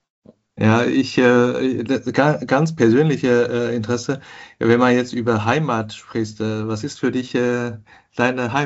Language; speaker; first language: German; non-native, fluent; Chinese